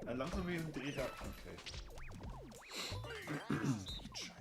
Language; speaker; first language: German; native; German